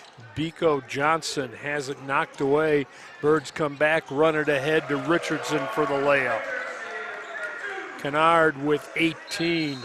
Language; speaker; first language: English; native; English